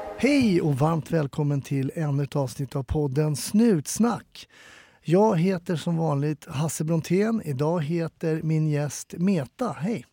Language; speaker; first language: Swedish; native; Swedish